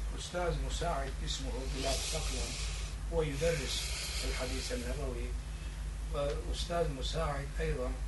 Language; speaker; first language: Arabic; non-native, fluent; Turkish